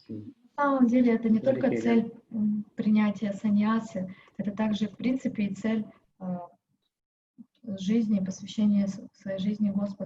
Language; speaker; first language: Russian; native; Russian